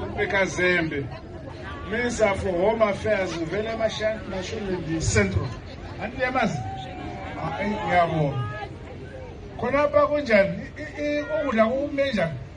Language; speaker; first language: North Ndebele; non-native, local second language; Shona